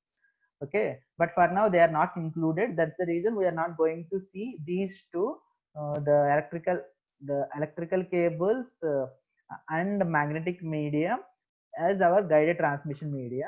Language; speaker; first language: English; non-native, local second language; Telugu